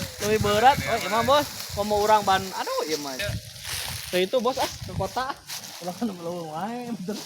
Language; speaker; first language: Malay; non-native, local second language; Sundanese